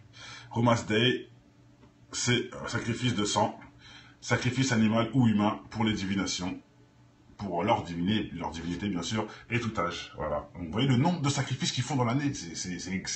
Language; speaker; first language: French; native; French